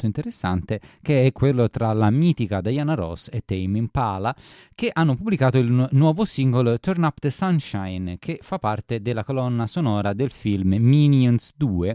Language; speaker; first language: Italian; native; Italian